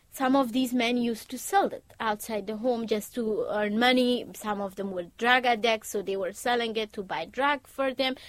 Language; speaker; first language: English; non-native, fluent; Persian